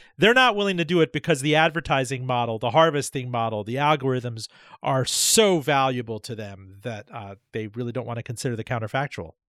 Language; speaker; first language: English; early bilingual, other home language; Persian